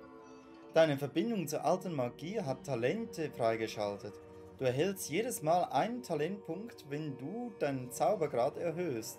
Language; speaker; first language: German; native; German